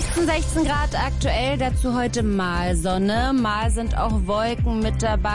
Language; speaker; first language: German; native; German